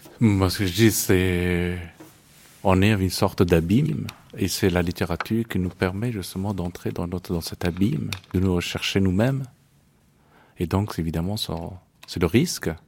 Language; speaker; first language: French; non-native, fluent; Persian